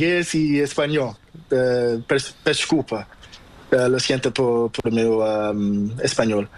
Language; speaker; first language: Spanish; non-native, learner; Portuguese